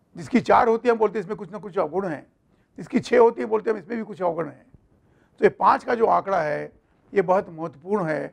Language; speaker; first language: Hindi; non-native, local second language; Marathi